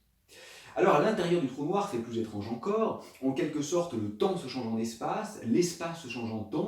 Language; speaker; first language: French; native; French